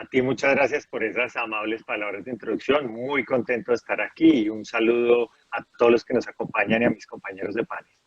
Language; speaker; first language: Spanish; native; Spanish